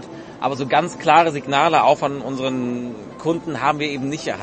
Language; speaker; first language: German; native; German